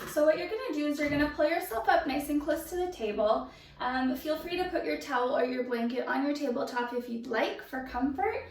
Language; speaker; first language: English; native; English